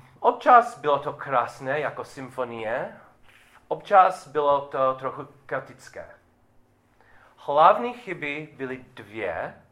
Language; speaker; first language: Czech; non-native, learner; English